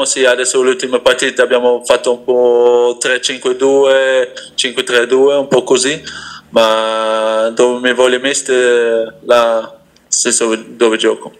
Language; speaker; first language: Italian; non-native, fluent; Dutch